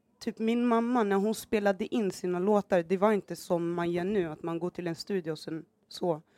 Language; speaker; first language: Swedish; early bilingual, other home language; Somali